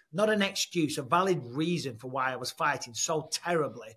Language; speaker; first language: English; native; English